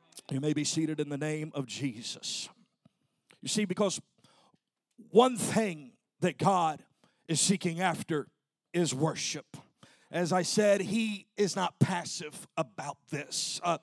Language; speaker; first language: English; native; English